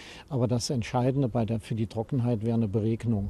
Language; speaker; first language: German; native; German